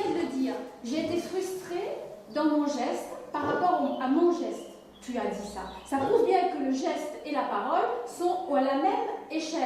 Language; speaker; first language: French; native; French